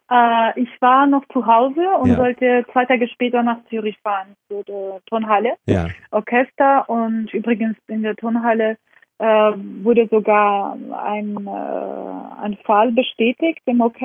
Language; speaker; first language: German; non-native, fluent; Georgian